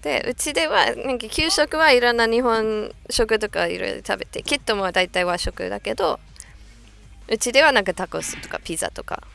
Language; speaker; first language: Japanese; non-native, fluent; English